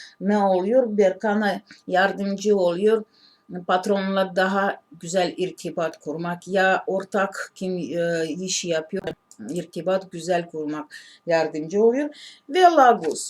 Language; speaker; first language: Turkish; non-native, learner; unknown